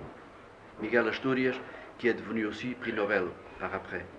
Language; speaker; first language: French; non-native, fluent; Portuguese